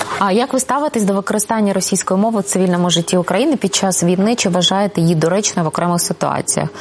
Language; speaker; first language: Ukrainian; non-native, local second language; Russian